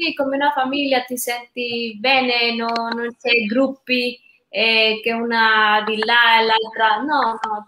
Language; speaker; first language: Italian; non-native, learner; Spanish